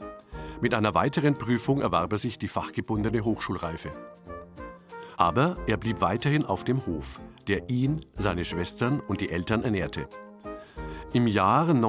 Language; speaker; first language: German; native; German